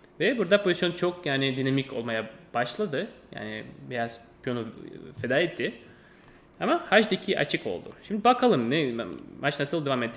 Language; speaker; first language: Turkish; non-native, fluent; Russian